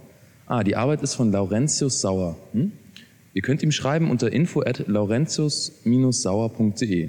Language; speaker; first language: German; native; German